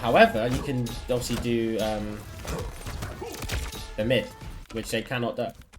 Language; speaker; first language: English; native; English